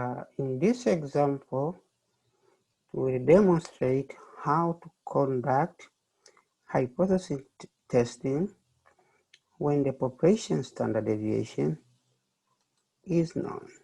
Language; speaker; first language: English; non-native, fluent; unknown